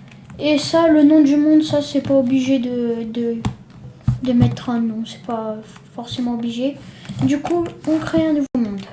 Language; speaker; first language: French; native; French